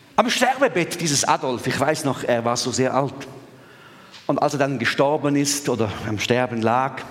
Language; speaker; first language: German; native; German